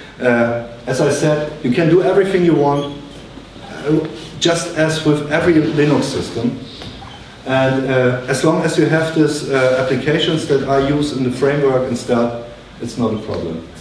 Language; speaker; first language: English; non-native, fluent; German